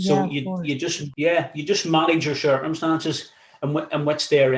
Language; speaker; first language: English; native; English